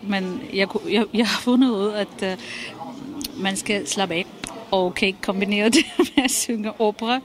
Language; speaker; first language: Danish; non-native, fluent; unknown